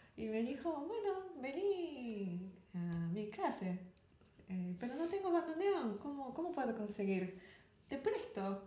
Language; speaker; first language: Spanish; non-native, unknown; Japanese